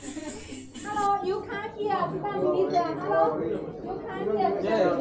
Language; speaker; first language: English; non-native, learner; Chinese